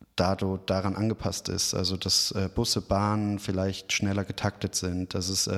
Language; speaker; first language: German; native; German